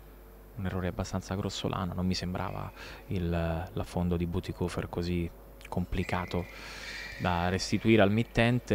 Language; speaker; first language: Italian; native; Italian